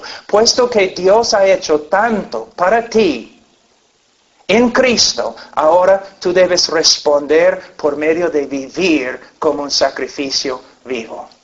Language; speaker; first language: Spanish; non-native, fluent; English